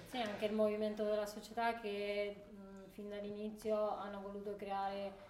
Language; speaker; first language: Italian; non-native, fluent; Spanish